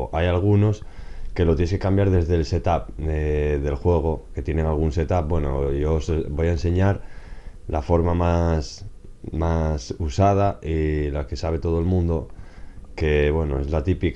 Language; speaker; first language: Spanish; native; Spanish